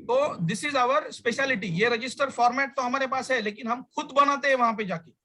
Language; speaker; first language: Hindi; non-native, local second language; Marathi